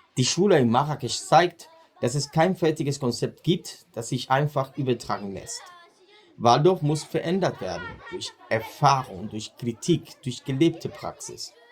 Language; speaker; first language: German; native; German